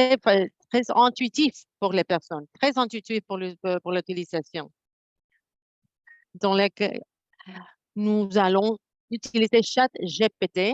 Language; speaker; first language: French; non-native, fluent; Spanish